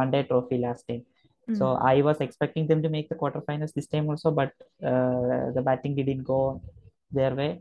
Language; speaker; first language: English; non-native, local second language; Malayalam